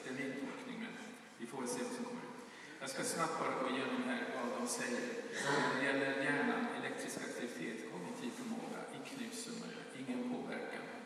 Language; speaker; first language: Swedish; native; Swedish